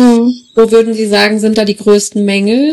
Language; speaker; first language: German; native; German